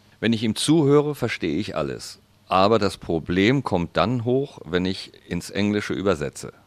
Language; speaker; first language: German; native; German